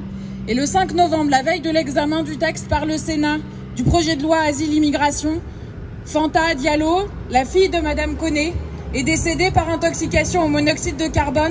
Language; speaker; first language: French; native; French